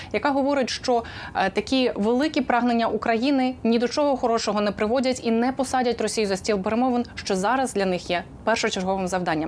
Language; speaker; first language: Ukrainian; native; Ukrainian